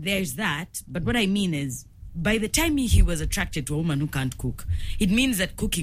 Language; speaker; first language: English; non-native, local second language; Ganda